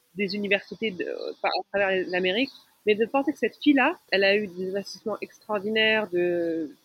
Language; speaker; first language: French; non-native, local second language; Arabic